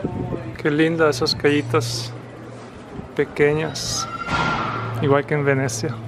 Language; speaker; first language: Spanish; non-native, fluent; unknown